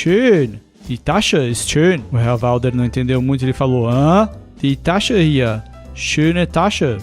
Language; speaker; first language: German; non-native, fluent; Portuguese